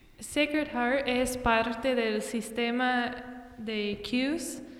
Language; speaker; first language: Spanish; non-native, fluent; English